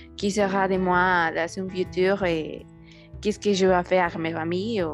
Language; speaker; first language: French; non-native, learner; Spanish